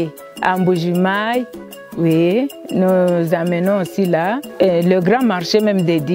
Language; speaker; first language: French; non-native, local second language; Luba-Lulua